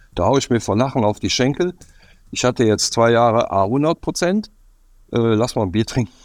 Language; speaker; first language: German; native; German